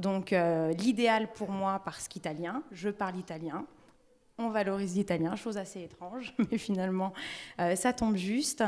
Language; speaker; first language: French; native; French